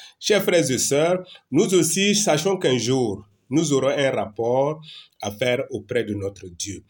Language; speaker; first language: French; non-native, local second language; Mossi